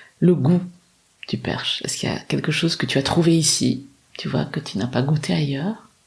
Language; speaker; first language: French; native; French